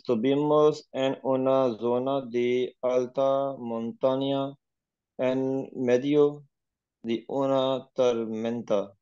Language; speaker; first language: Spanish; non-native, learner; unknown